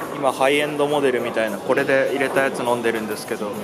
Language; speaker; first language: Japanese; native; Japanese